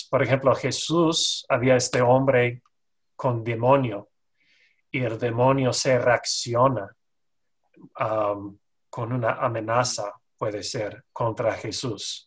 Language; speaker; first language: Spanish; non-native, fluent; English